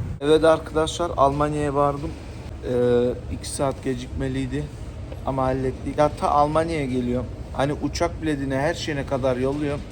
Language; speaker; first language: Turkish; early bilingual, heritage; Turkish